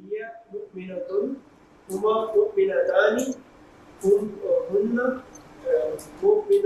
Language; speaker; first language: Arabic; non-native, learner; Urdu